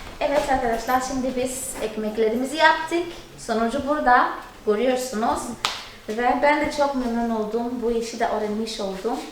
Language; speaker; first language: Turkish; non-native, fluent; Portuguese